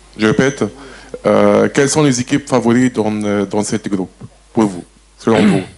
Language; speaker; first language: French; non-native, learner; Arabic